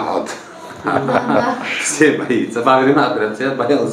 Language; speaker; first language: Russian; non-native, local second language; Uzbek